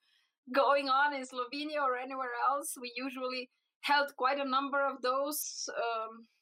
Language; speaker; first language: English; non-native, fluent; Slovenian